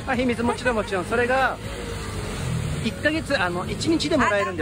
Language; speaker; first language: Japanese; native; Japanese